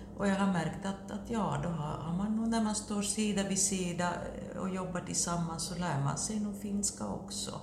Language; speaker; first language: Swedish; native; Swedish